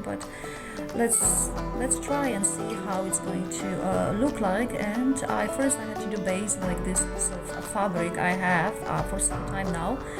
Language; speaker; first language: English; non-native, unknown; Polish